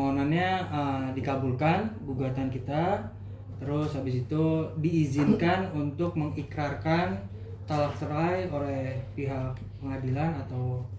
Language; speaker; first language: Indonesian; native; Indonesian